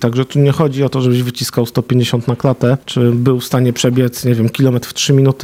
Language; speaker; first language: Polish; native; Polish